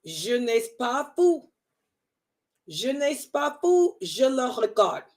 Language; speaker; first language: French; non-native, learner; English